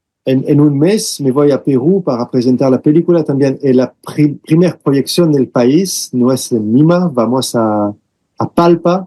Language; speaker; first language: Spanish; non-native, fluent; French